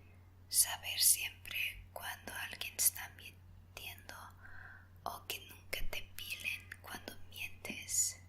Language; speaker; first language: Spanish; non-native, fluent; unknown